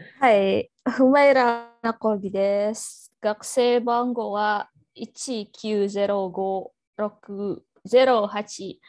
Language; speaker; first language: Japanese; non-native, learner; Indonesian